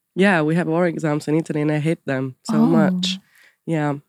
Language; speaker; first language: English; non-native, fluent; Italian